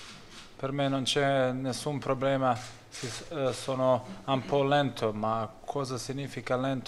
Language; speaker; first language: Italian; non-native, learner; Bosnian